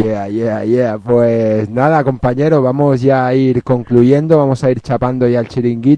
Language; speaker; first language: Spanish; native; Spanish